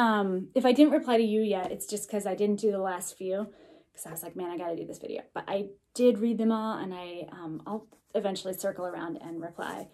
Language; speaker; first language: English; native; English